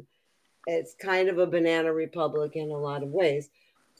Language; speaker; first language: English; native; English